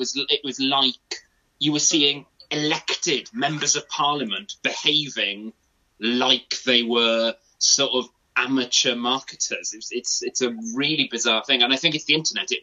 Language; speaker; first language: English; non-native, local second language; Welsh